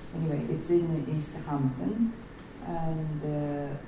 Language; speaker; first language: English; non-native, fluent; Japanese